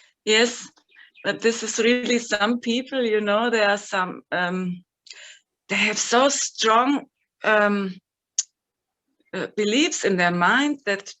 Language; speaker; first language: English; non-native, fluent; German